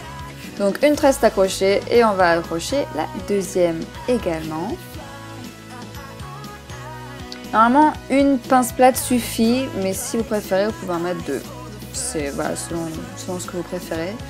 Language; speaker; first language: French; native; French